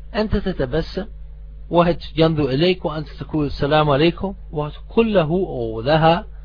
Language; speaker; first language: Arabic; non-native, fluent; German